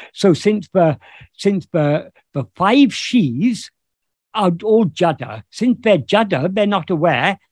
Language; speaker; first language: English; native; English